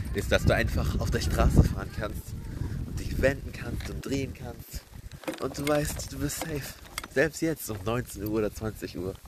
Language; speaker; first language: German; native; German